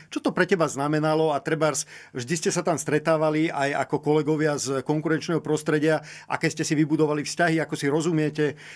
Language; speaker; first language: Slovak; native; Slovak